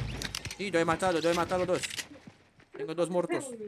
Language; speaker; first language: Spanish; non-native, learner; Portuguese